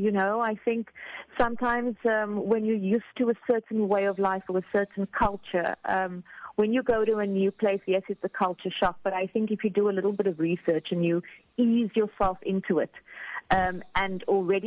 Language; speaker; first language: English; native; English